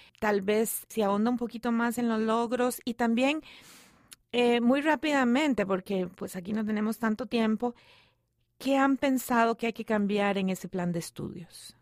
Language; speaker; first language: Spanish; native; Spanish